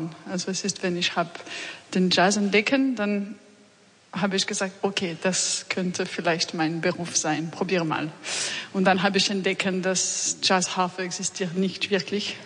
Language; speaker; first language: German; non-native, fluent; French